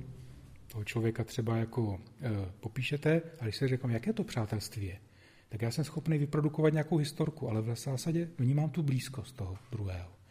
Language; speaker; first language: Czech; native; Czech